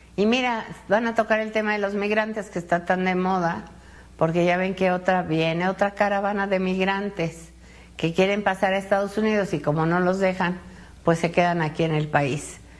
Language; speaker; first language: Spanish; native; Spanish